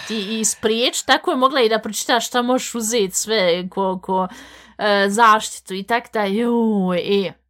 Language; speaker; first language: Bosnian; early bilingual, heritage; Bosnian